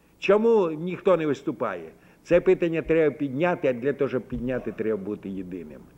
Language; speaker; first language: Ukrainian; native; Ukrainian